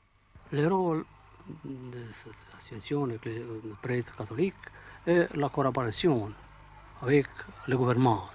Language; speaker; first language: French; non-native, fluent; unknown